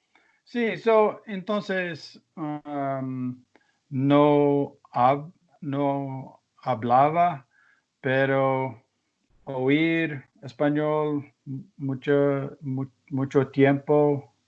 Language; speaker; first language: Spanish; non-native, learner; English